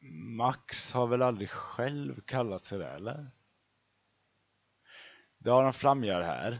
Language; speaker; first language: Swedish; native; Swedish